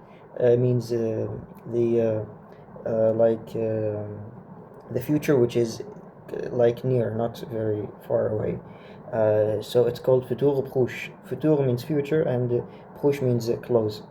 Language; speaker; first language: English; non-native, fluent; Arabic